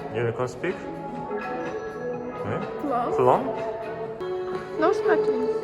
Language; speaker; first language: English; non-native, learner; Russian